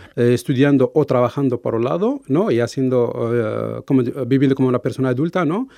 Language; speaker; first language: Spanish; non-native, fluent; Arabic